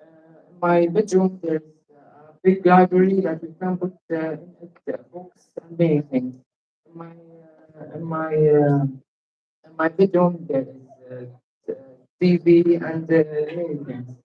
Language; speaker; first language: English; non-native, learner; Arabic